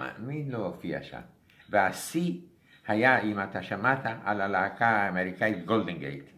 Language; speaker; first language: Hebrew; non-native, fluent; Romanian